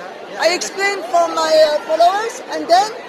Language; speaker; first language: English; non-native, learner; French